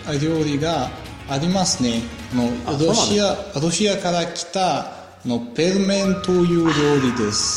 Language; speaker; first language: Japanese; non-native, learner; Bulgarian